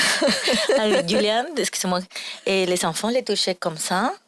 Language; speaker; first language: French; non-native, learner; Spanish